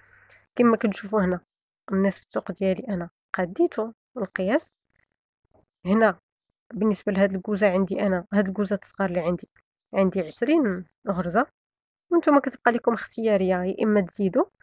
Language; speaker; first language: Arabic; native; Arabic